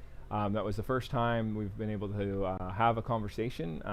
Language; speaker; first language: English; native; English